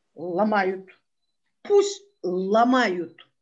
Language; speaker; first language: Russian; non-native, local second language; Kyrgyz